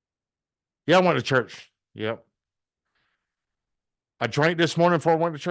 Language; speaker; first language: English; native; English